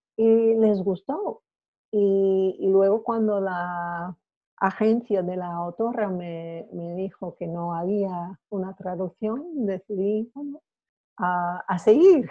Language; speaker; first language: Spanish; non-native, fluent; English